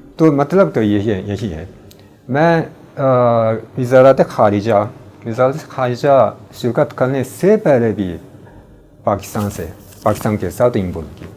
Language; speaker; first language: Urdu; non-native, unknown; Japanese